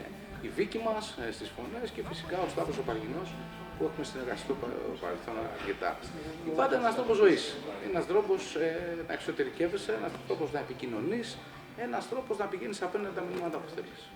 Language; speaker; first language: Greek; native; Greek